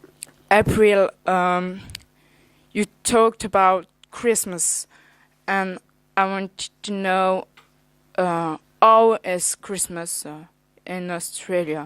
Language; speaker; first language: English; non-native, learner; French